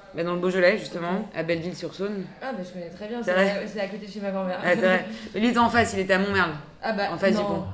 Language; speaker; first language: French; native; French